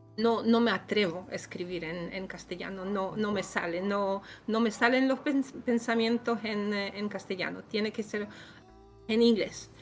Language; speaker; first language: Spanish; non-native, fluent; Polish